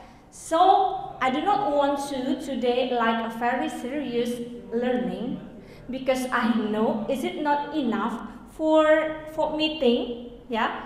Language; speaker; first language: English; non-native, learner; Indonesian